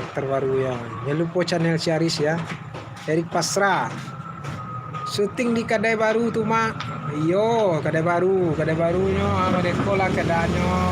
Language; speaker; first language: Indonesian; non-native, local second language; Minangkabau